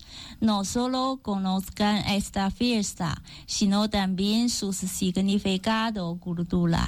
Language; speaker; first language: Spanish; non-native, learner; Chinese